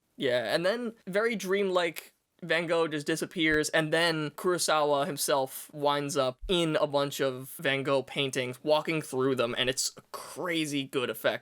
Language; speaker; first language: English; native; English